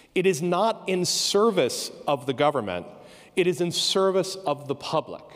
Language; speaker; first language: English; native; English